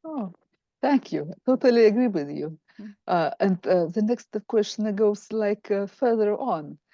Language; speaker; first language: English; non-native, fluent; Lithuanian